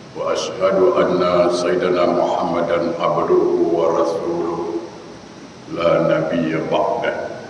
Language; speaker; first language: Malay; native; Malay